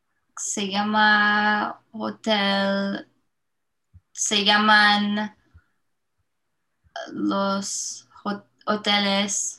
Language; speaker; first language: Spanish; non-native, learner; English